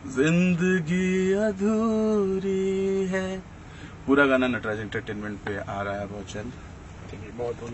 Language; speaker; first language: Hindi; native; Hindi